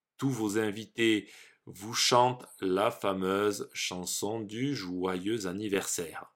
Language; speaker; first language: French; native; French